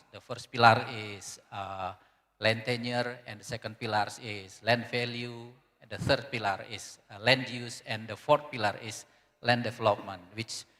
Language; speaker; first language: English; non-native, learner; Indonesian